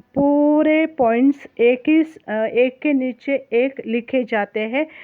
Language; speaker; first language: Hindi; non-native, local second language; Marathi